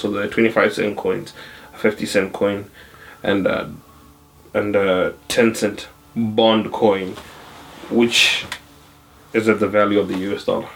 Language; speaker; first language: English; non-native, local second language; Shona